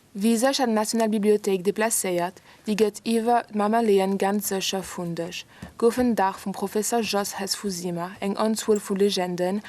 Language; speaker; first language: Luxembourgish; non-native, learner; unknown